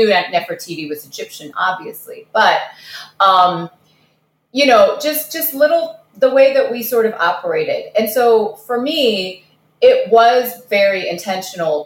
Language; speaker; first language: English; early bilingual, other home language; Russian